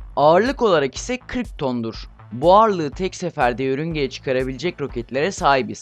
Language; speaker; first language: Turkish; native; Turkish